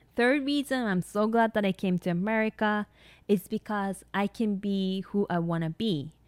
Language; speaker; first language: English; non-native, fluent; Japanese